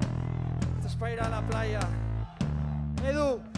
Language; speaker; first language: Spanish; native; Spanish